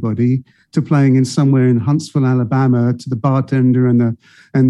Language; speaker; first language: English; native; English